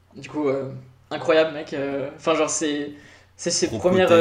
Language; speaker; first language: French; native; French